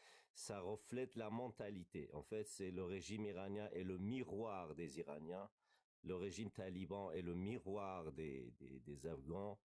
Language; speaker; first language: French; non-native, fluent; Kurdish